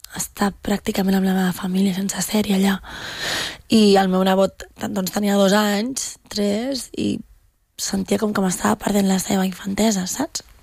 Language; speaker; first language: Catalan; non-native, local second language; Spanish